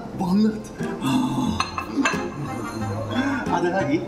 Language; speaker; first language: Indonesian; non-native, learner; Japanese